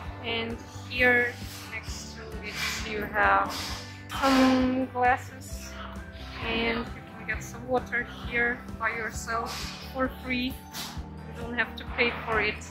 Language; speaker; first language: English; non-native, learner; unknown